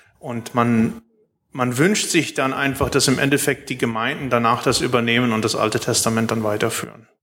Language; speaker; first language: German; early bilingual, heritage; Plautdietsch